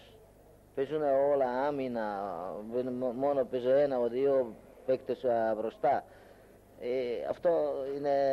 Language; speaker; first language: Greek; non-native, learner; Hungarian